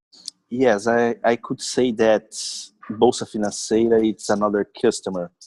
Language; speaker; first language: English; non-native, learner; Portuguese